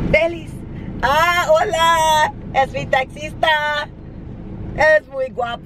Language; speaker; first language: Spanish; non-native, learner; English